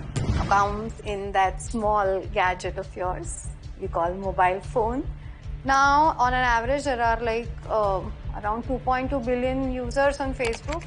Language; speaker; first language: English; non-native, local second language; Hindi